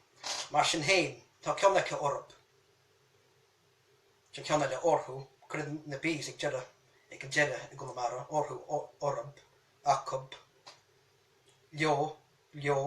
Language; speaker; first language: Irish; native; Irish